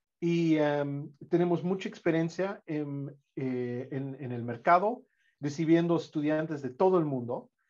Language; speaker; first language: Spanish; non-native, fluent; English